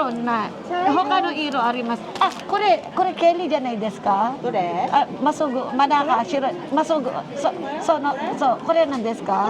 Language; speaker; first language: Japanese; non-native, learner; Filipino